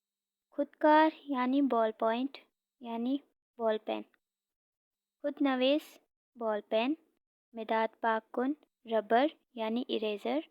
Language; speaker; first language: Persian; non-native, fluent; Urdu